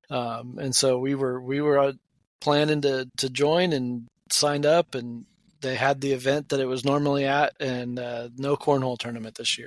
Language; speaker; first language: English; native; English